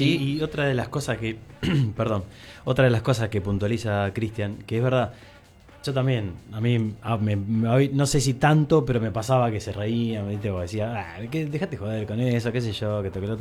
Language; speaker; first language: Spanish; native; Spanish